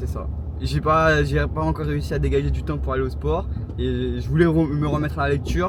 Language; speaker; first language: French; native; French